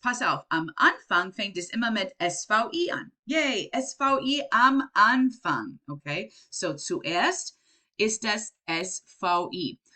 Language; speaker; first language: German; non-native, fluent; English